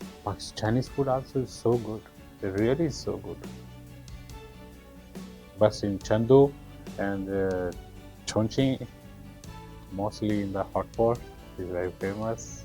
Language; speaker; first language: English; non-native, learner; Urdu